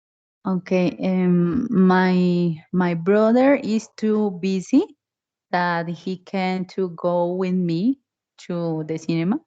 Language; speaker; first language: English; non-native, learner; Spanish